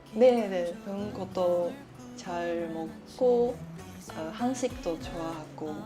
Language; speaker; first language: Korean; non-native, learner; Japanese